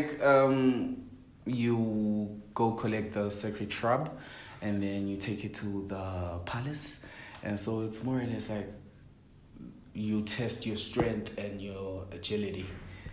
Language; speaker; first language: English; non-native, local second language; Swati